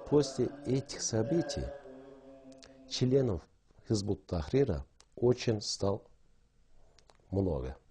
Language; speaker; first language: Russian; non-native, local second language; Kyrgyz